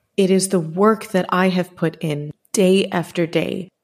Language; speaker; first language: English; native; English